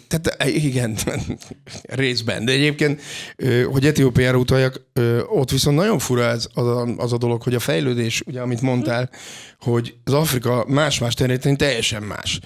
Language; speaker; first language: Hungarian; native; Hungarian